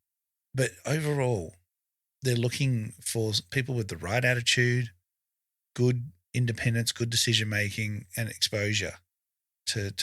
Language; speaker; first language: English; native; English